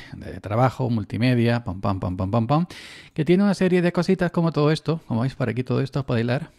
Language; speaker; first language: Spanish; native; Spanish